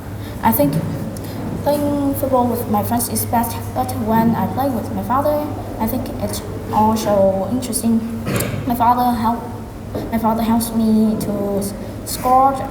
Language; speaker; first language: English; non-native, learner; Vietnamese